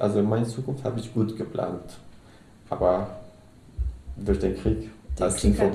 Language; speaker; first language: German; non-native, learner; Arabic